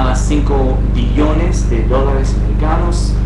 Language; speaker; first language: Spanish; non-native, fluent; English